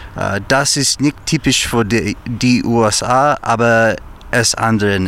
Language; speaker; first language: German; non-native, learner; English